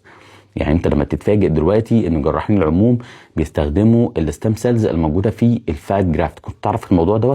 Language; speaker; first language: Arabic; native; Arabic